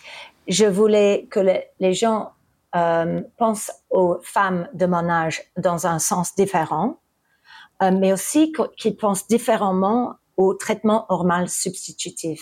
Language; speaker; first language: French; early bilingual, heritage; English